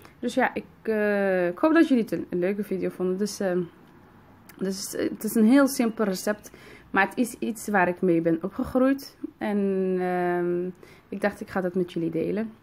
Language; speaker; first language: Dutch; early bilingual, other home language; Arabic